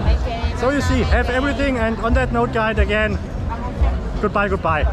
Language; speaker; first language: English; non-native, fluent; German